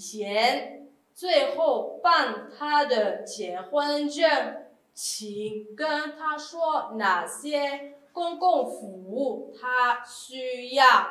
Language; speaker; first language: Chinese; non-native, fluent; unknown